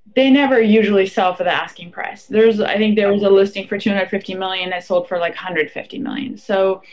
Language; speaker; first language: English; non-native, fluent; German